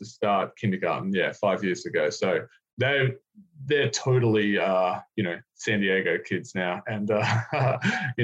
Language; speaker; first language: English; native; English